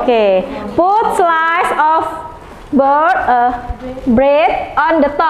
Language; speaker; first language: English; non-native, fluent; Indonesian